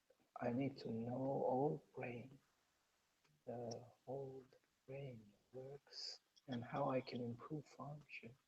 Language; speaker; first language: English; non-native, learner; Persian